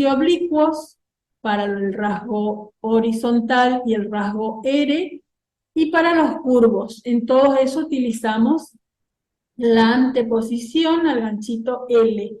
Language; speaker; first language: Spanish; native; Spanish